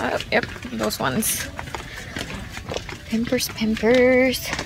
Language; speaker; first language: English; non-native, fluent; Indonesian